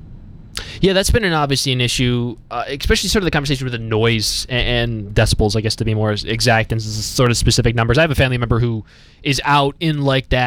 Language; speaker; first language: English; native; English